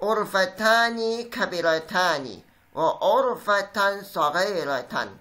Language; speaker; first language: Arabic; non-native, fluent; Chinese